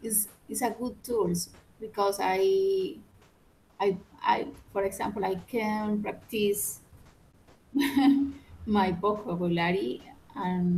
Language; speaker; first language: English; non-native, learner; Spanish